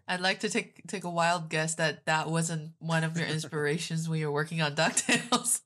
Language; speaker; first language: English; non-native, fluent; Chinese